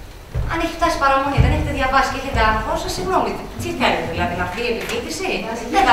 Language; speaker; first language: Greek; native; Greek